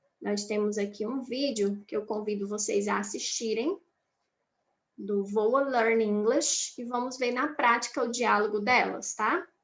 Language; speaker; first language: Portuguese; native; Portuguese